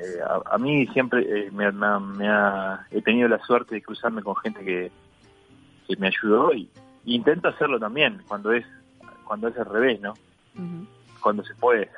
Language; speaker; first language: Spanish; native; Spanish